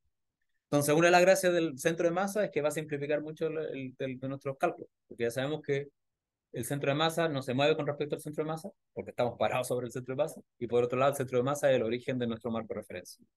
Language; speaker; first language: Spanish; native; Spanish